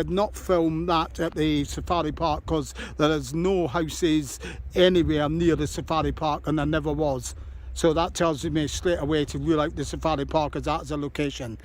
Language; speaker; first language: English; native; English